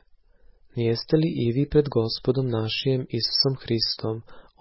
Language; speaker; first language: Croatian; native; Croatian